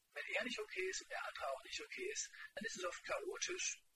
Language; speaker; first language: German; native; German